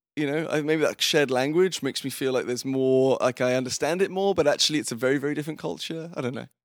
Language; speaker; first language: English; native; English